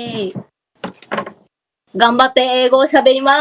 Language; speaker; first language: Japanese; native; Japanese